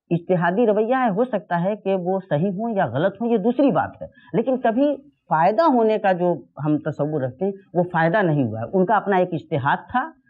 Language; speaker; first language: Urdu; native; Urdu